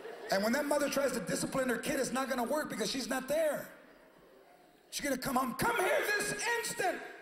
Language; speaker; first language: English; early bilingual, other home language; Spanish